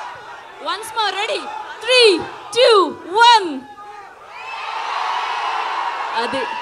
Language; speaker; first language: Telugu; native; Telugu